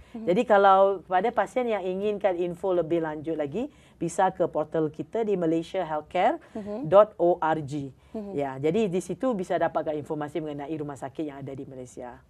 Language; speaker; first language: Malay; native; Malay